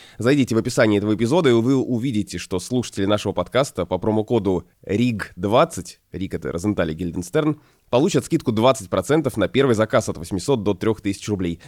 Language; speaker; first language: Russian; native; Russian